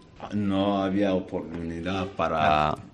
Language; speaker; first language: Spanish; non-native, learner; Bambara